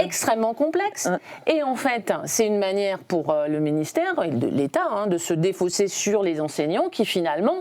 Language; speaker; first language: French; native; French